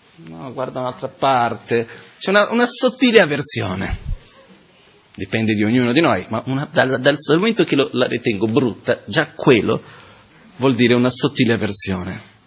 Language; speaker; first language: Italian; non-native, fluent; Portuguese